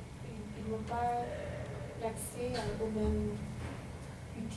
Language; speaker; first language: French; non-native, learner; English